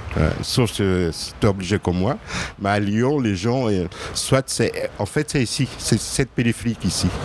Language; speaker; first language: French; non-native, fluent; Portuguese